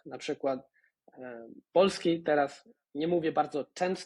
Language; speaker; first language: Polish; non-native, fluent; Spanish